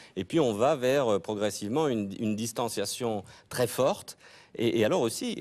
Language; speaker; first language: French; native; French